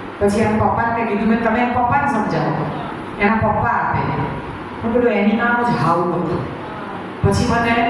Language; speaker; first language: Gujarati; native; Gujarati